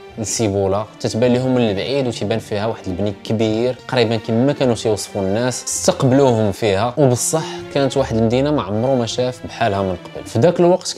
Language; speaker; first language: Arabic; native; Arabic